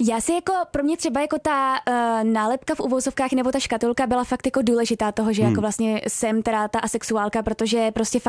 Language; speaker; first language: Czech; native; Czech